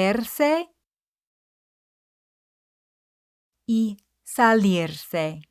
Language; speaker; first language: Spanish; non-native, fluent; English